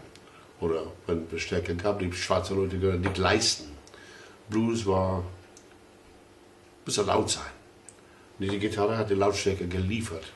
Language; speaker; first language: German; non-native, fluent; English